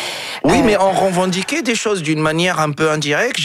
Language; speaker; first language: French; non-native, local second language; Arabic